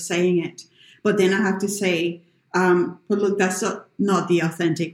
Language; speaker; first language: English; non-native, fluent; Spanish